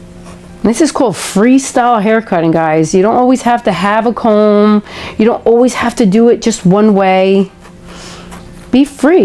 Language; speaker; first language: English; native; English